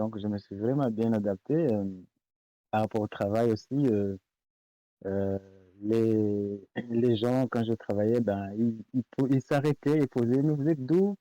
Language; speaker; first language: French; non-native, local second language; Comorian